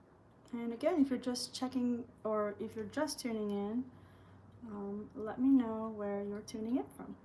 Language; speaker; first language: English; early bilingual, other home language; Albanian